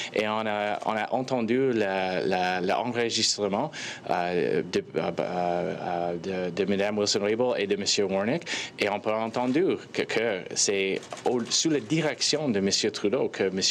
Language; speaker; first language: French; non-native, fluent; English